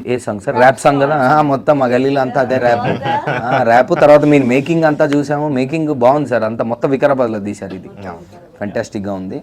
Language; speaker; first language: Telugu; native; Telugu